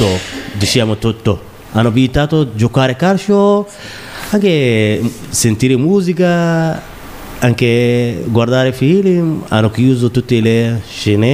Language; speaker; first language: Italian; non-native, learner; Somali